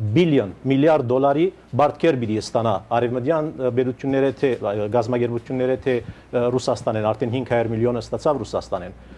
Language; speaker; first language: Armenian; early bilingual, heritage; Armenian